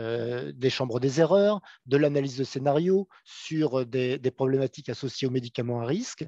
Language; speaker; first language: French; native; French